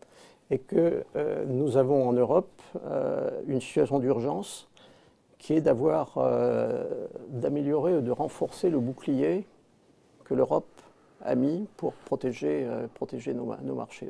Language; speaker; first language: French; native; French